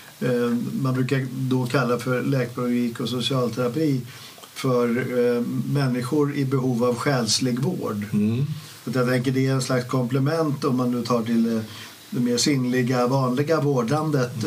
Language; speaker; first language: Swedish; native; Swedish